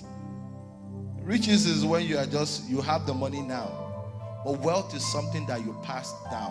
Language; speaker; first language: English; non-native, local second language; Yoruba